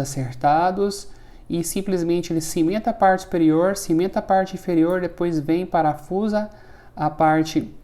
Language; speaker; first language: Portuguese; native; Portuguese